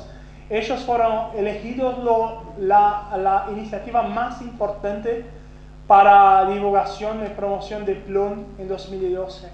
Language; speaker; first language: Spanish; non-native, fluent; Portuguese